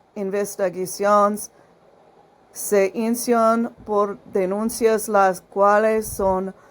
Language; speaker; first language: Spanish; non-native, learner; English